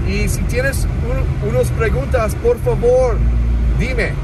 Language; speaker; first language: Spanish; non-native, learner; English